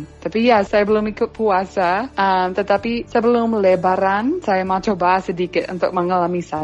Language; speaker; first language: Indonesian; non-native, fluent; English